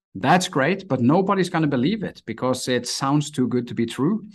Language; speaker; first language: English; non-native, fluent; Norwegian